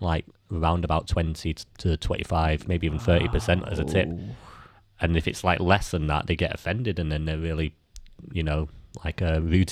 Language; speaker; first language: English; native; English